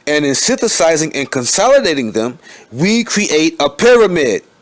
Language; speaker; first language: English; native; English